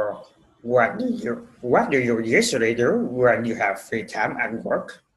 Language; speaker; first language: English; non-native, fluent; Vietnamese